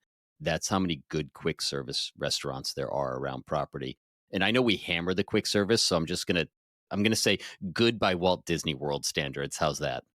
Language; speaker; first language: English; native; English